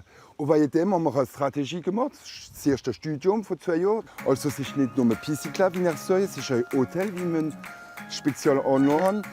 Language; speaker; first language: German; non-native, local second language; French